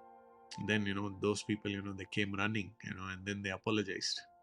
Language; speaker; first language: English; non-native, local second language; Hindi